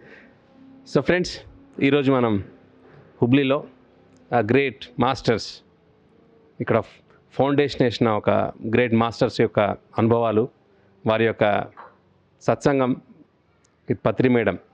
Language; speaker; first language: Telugu; native; Telugu